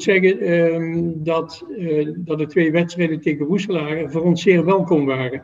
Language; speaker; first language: Dutch; native; Dutch